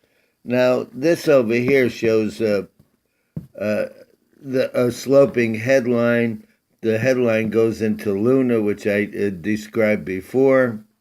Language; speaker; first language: English; native; English